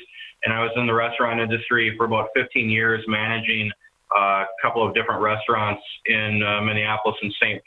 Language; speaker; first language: English; native; English